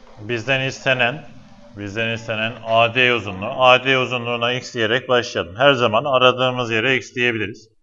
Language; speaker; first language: Turkish; native; Turkish